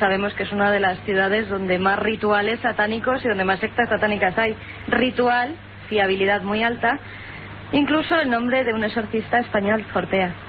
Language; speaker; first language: Spanish; native; Spanish